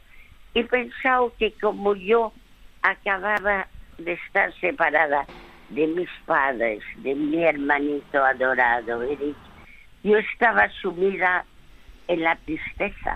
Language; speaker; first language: Spanish; early bilingual, other home language; French